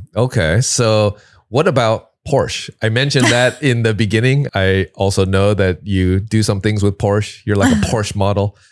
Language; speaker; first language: English; native; English